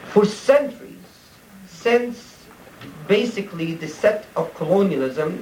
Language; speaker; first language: English; non-native, fluent; Arabic